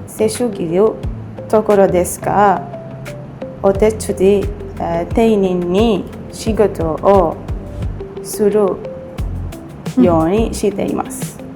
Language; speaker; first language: Japanese; non-native, learner; Sinhala